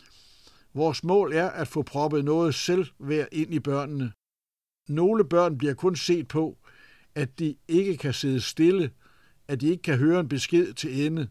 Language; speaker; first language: Danish; native; Danish